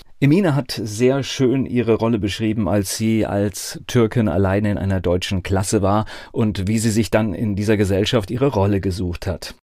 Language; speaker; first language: German; native; German